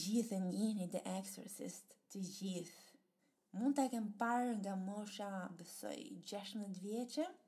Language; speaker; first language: Albanian; early bilingual, heritage; Albanian